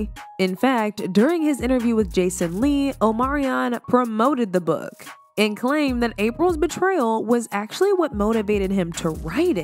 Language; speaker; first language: English; native; English